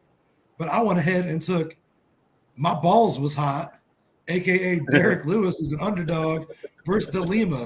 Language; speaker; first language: English; native; English